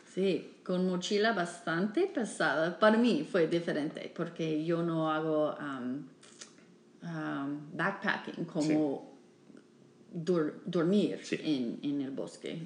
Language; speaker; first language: Spanish; non-native, fluent; English